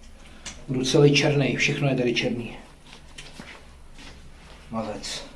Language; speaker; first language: Czech; native; Czech